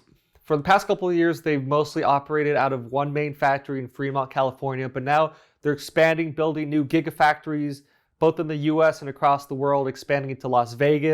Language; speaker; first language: English; native; English